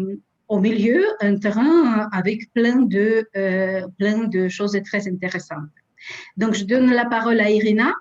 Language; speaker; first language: French; non-native, fluent; Russian